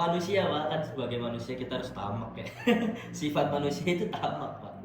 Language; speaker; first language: Indonesian; native; Indonesian